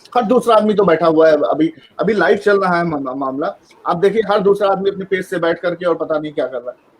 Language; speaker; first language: Hindi; native; Hindi